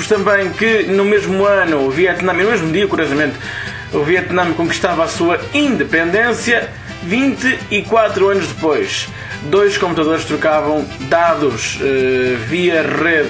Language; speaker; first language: Portuguese; native; Portuguese